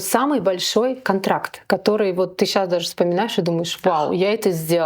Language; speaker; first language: Russian; native; Russian